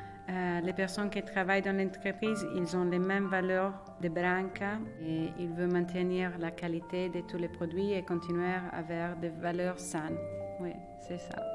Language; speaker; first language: French; non-native, fluent; Italian